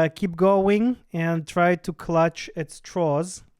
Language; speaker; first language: English; non-native, fluent; Russian